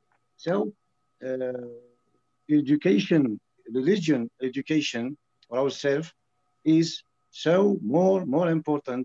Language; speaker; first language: English; non-native, learner; French